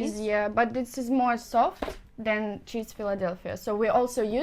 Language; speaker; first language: English; non-native, fluent; Russian